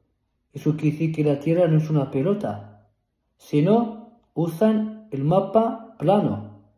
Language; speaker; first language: Spanish; non-native, fluent; Arabic